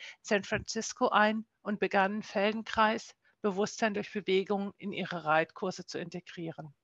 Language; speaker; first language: German; native; German